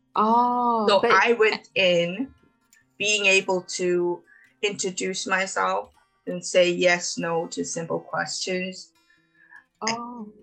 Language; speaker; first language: English; non-native, fluent; Mongolian